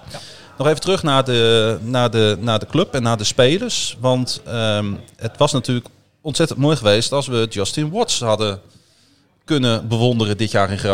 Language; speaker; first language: Dutch; native; Dutch